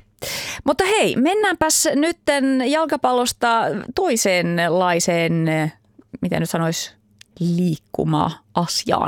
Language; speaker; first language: Finnish; native; Finnish